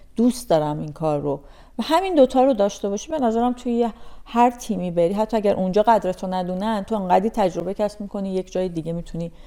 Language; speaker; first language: Persian; native; Persian